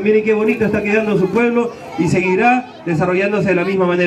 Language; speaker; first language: Spanish; native; Spanish